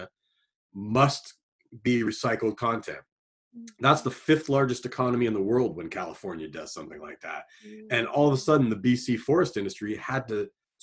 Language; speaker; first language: English; native; English